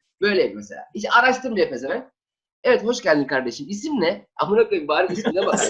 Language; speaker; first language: Turkish; native; Turkish